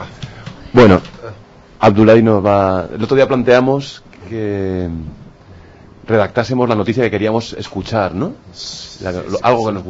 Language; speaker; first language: Spanish; native; Spanish